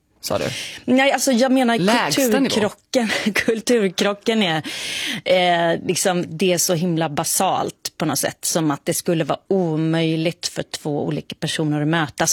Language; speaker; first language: Swedish; native; Swedish